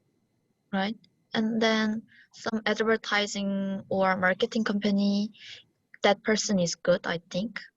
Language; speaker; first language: English; non-native, learner; Korean